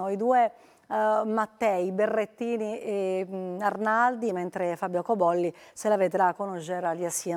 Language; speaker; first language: Italian; native; Italian